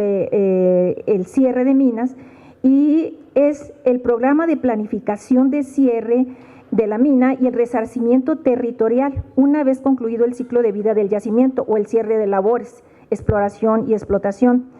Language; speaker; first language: Spanish; native; Spanish